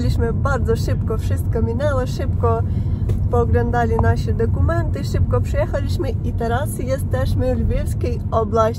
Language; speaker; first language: Polish; non-native, learner; Ukrainian